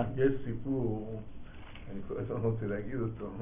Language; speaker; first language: Hebrew; non-native, fluent; English